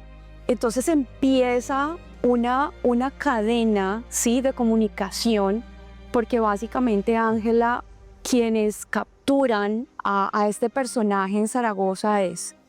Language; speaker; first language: Spanish; native; Spanish